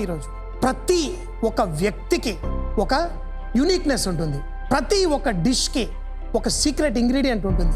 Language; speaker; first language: Telugu; native; Telugu